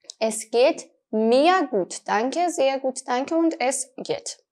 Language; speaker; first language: German; non-native, fluent; Persian